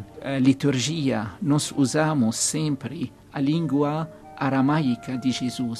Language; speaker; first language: Portuguese; non-native, fluent; Arabic